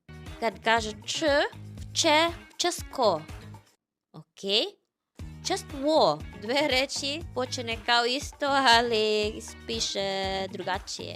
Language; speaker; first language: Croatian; non-native, fluent; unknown